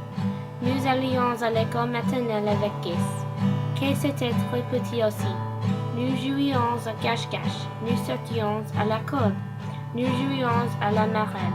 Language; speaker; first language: French; non-native, learner; English